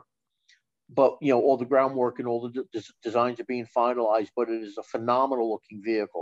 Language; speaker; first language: English; native; English